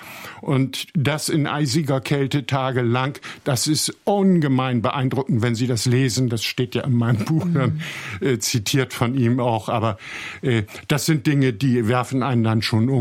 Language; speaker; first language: German; native; German